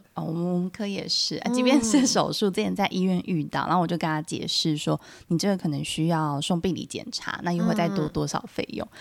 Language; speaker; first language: Chinese; native; Chinese